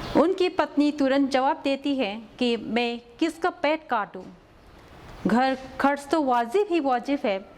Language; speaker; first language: Hindi; non-native, local second language; Manipuri